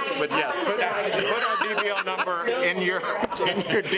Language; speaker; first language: English; native; English